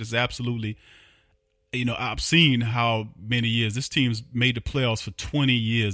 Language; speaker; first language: English; native; English